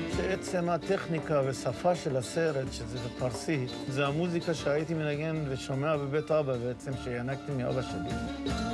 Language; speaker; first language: Hebrew; non-native, fluent; Persian